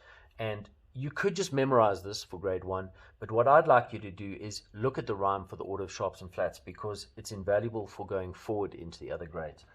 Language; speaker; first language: English; native; English